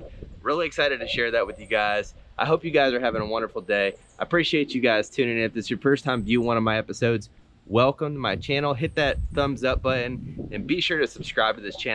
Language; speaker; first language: English; native; English